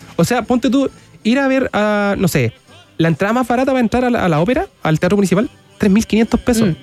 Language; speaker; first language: Spanish; native; Spanish